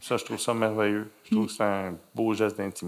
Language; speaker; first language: French; native; French